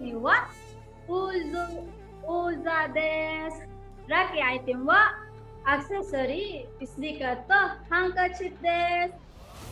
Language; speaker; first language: Japanese; non-native, learner; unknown